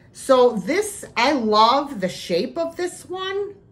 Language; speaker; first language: English; native; English